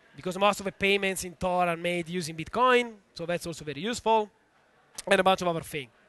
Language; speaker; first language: English; non-native, fluent; Italian